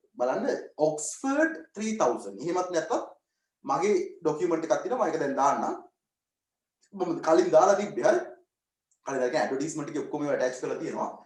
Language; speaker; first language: Sinhala; native; Sinhala